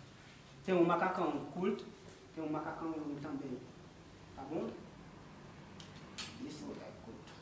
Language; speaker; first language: Portuguese; non-native, learner; Haitian Creole